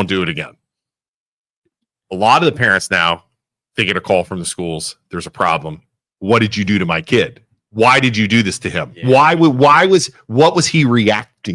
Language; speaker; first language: English; native; English